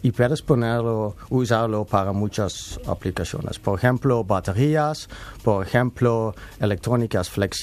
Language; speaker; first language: Spanish; non-native, learner; Dutch